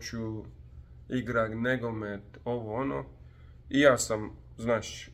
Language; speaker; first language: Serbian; non-native, learner; Turkish